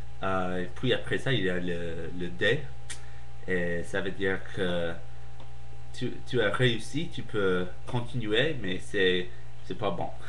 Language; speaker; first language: French; non-native, fluent; English